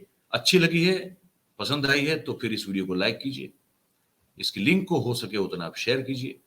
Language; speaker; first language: Hindi; non-native, local second language; Gujarati